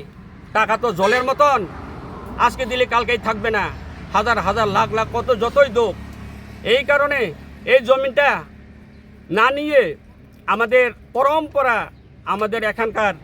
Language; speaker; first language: Bangla; non-native, local second language; Kok Borok